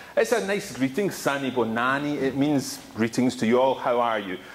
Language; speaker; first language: English; native; English